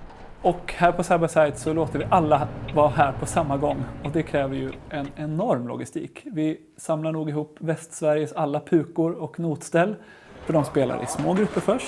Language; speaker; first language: Swedish; native; Swedish